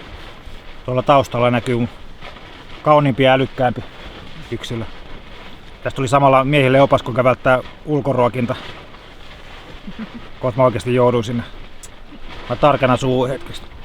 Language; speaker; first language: Finnish; native; Finnish